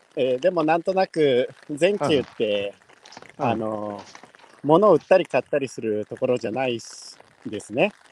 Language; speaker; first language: Japanese; native; Japanese